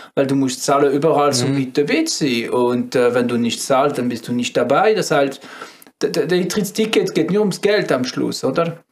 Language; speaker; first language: German; non-native, fluent; French